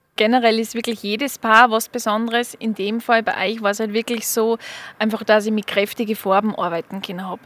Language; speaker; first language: German; native; German